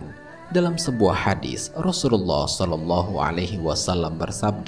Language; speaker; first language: Indonesian; native; Indonesian